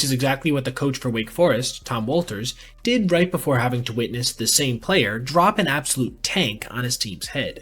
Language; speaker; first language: English; native; English